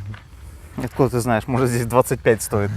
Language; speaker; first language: Russian; native; Russian